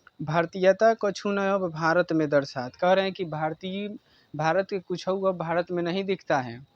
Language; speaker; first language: Hindi; native; Hindi